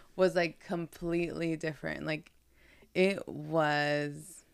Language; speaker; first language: English; early bilingual, heritage; Spanish